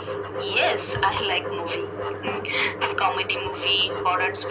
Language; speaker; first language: English; non-native, learner; Bangla